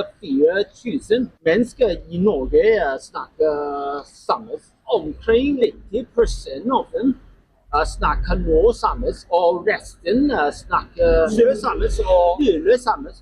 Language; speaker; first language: Norwegian; non-native, learner; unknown